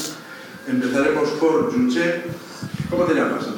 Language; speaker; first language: Spanish; native; Spanish